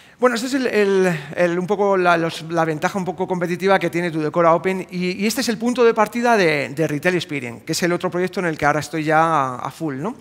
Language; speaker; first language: Spanish; native; Spanish